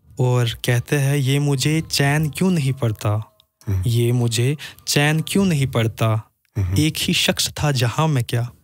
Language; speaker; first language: Hindi; non-native, local second language; Kashmiri